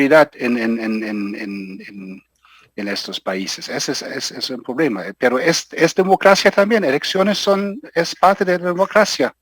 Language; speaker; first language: Spanish; non-native, fluent; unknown